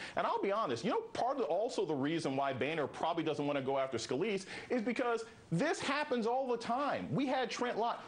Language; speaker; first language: English; native; English